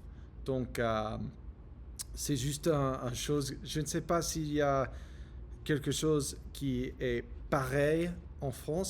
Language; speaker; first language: French; non-native, learner; English